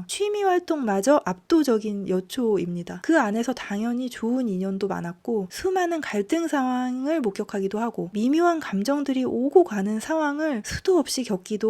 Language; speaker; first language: Korean; native; Korean